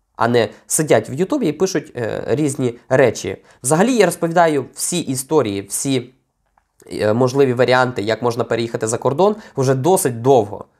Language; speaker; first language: Ukrainian; native; Ukrainian